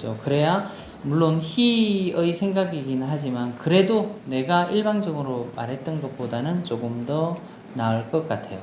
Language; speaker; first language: Korean; non-native, local second language; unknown